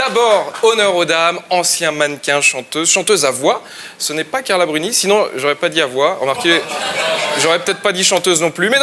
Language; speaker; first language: French; native; French